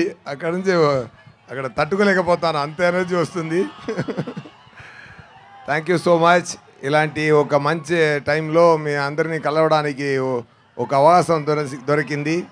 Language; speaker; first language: Telugu; non-native, fluent; Tamil